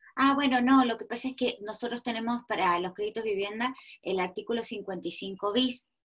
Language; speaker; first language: Spanish; native; Spanish